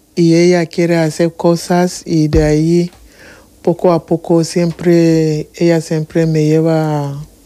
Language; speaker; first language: Spanish; non-native, learner; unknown